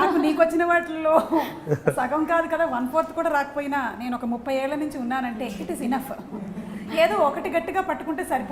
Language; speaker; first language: Telugu; native; Telugu